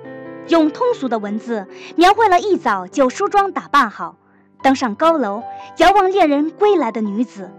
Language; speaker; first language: Chinese; native; Chinese